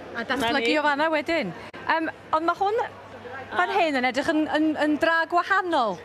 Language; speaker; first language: Welsh; native; Welsh